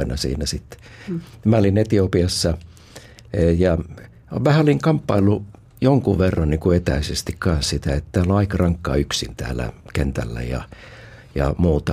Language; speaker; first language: Finnish; native; Finnish